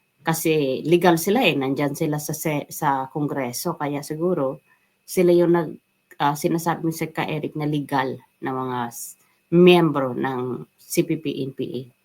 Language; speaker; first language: Filipino; non-native, local second language; Waray